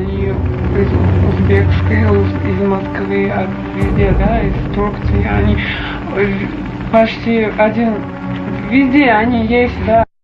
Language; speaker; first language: Russian; non-native, learner; Uzbek